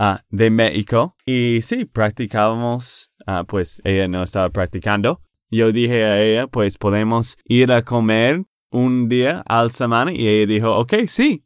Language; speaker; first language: Spanish; non-native, fluent; English